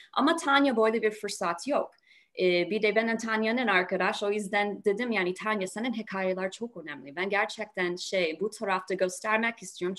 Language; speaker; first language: Turkish; non-native, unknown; English